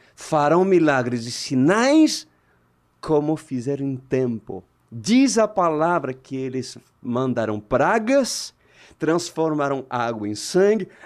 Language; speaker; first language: Portuguese; native; Portuguese